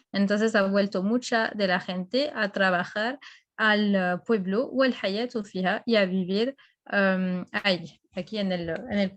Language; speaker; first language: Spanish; non-native, fluent; French